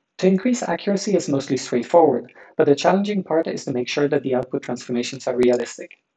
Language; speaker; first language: English; non-native, fluent; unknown